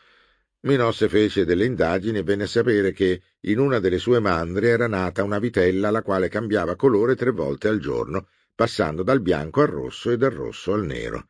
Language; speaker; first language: Italian; native; Italian